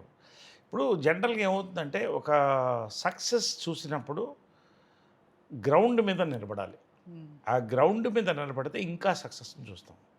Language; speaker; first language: Telugu; native; Telugu